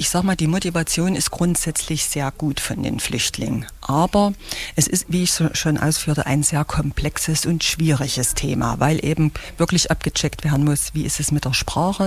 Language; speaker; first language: German; native; German